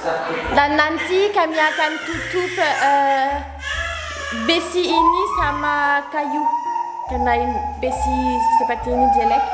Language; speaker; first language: Indonesian; non-native, learner; French